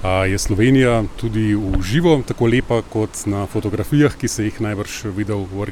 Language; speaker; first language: Slovenian; native; Slovenian